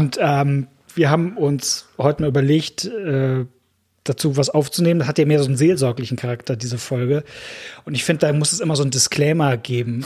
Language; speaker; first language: German; native; German